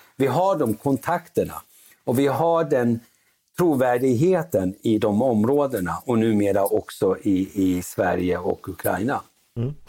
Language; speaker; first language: Swedish; early bilingual, other home language; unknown